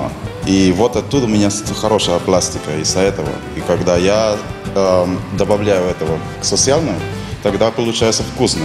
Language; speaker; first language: Russian; non-native, fluent; Spanish